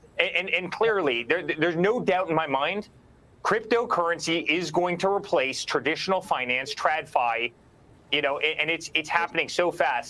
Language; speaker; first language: English; native; English